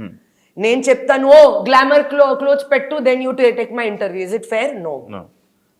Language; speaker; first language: Telugu; non-native, local second language; Hindi